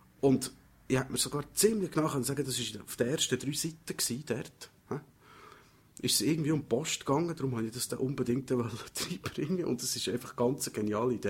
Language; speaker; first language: German; native; German